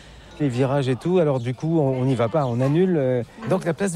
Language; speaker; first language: French; native; French